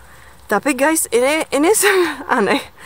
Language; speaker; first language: Indonesian; non-native, fluent; Czech